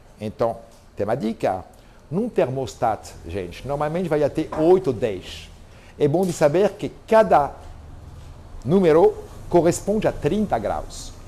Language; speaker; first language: Portuguese; non-native, fluent; French